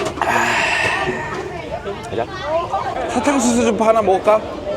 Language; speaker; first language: Korean; native; Korean